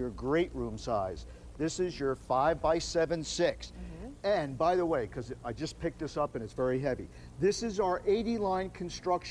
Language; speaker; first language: English; native; English